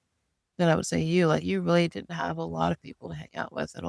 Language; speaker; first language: English; native; English